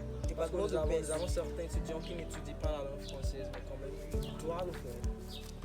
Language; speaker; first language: French; non-native, learner; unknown